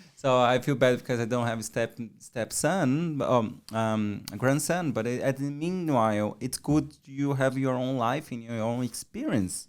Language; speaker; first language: English; non-native, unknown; Portuguese